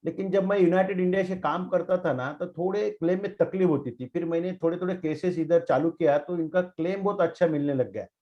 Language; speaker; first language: Hindi; non-native, local second language; Marathi